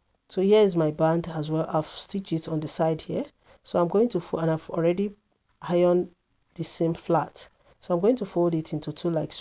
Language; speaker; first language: English; non-native, local second language; Yoruba